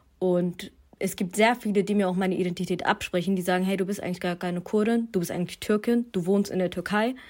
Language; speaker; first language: German; early bilingual, other home language; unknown